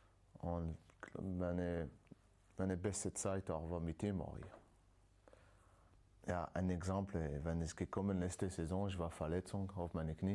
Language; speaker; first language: German; non-native, learner; French